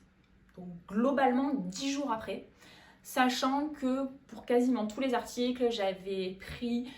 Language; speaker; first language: French; native; French